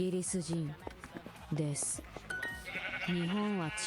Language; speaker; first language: Japanese; non-native, learner; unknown